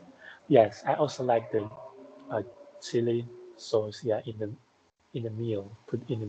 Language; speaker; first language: English; non-native, fluent; Chinese